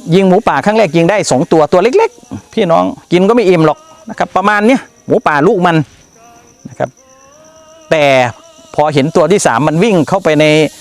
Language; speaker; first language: Thai; native; Thai